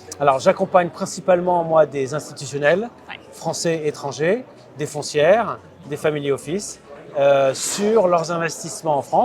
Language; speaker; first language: French; native; French